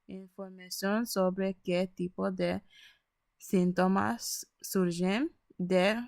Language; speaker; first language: Spanish; early bilingual, other home language; English